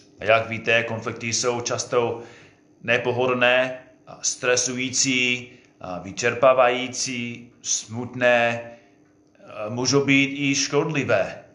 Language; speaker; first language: Czech; non-native, fluent; English